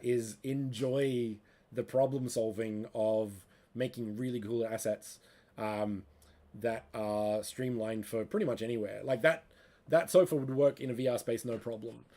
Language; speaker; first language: English; native; English